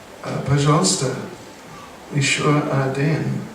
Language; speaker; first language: Russian; non-native, learner; English